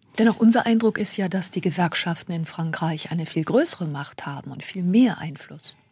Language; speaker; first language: German; native; German